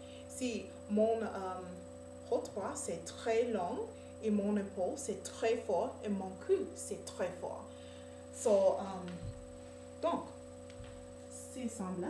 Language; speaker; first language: French; non-native, learner; English